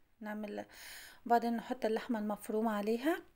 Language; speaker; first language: Arabic; native; Arabic